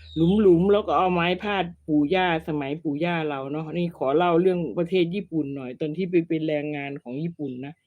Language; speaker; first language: Thai; native; Thai